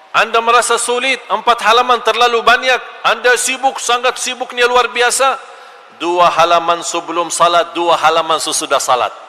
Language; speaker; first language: Malay; non-native, fluent; Arabic